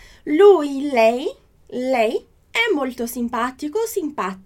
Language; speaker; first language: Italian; non-native, fluent; Portuguese